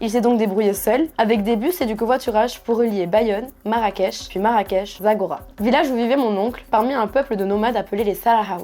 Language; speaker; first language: French; native; French